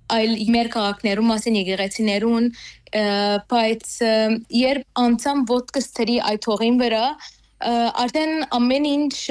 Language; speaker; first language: Armenian; early bilingual, heritage; Armenian